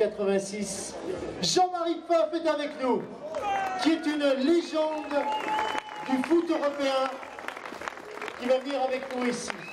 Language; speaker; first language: French; native; French